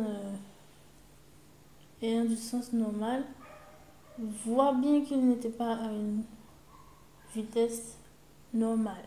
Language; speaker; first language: French; native; French